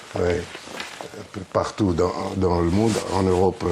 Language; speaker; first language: French; non-native, fluent; Greek